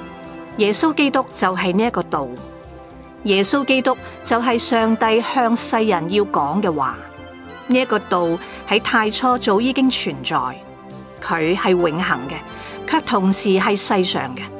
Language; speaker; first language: Chinese; non-native, local second language; Cantonese